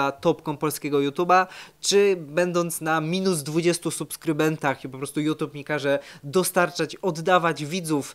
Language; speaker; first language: Polish; native; Polish